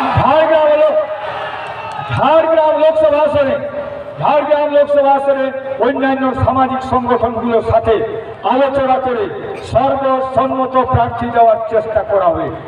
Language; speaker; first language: Bangla; non-native, local second language; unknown